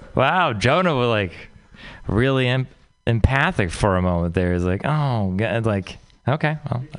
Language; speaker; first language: English; native; English